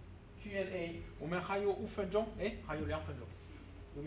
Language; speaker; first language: Chinese; non-native, learner; French